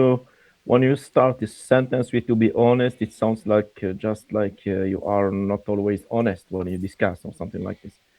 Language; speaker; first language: English; non-native, fluent; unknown